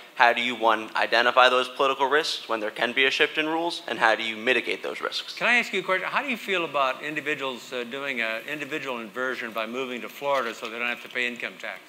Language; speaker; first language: English; native; English